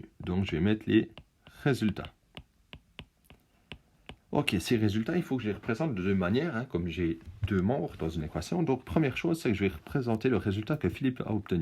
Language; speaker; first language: French; native; French